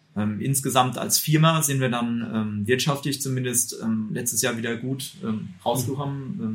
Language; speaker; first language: German; native; German